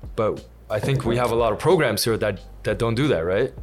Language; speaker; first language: English; native; English